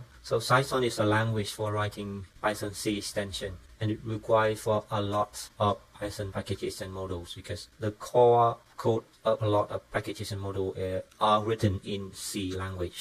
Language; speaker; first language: English; non-native, fluent; Vietnamese